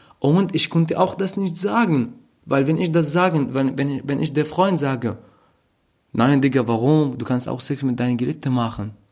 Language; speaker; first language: German; non-native, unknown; Arabic